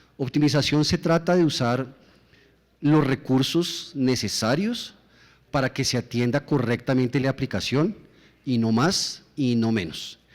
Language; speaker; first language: Spanish; native; Spanish